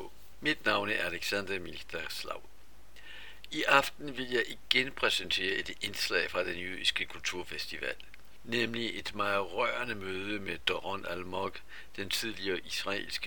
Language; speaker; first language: Danish; native; Danish